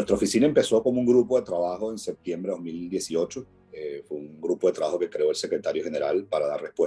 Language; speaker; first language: Spanish; native; Spanish